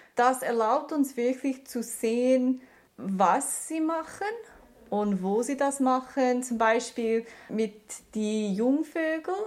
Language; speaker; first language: German; non-native, fluent; English